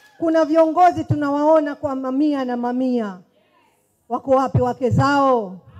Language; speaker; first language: Swahili; native; Swahili